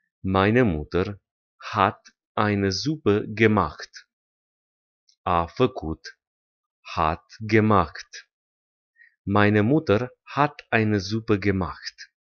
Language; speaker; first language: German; non-native, fluent; Romanian